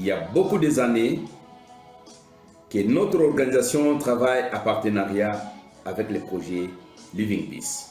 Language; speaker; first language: French; non-native, local second language; Swahili